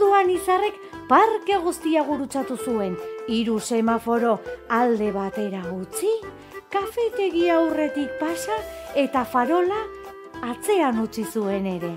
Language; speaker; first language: Basque; native; Basque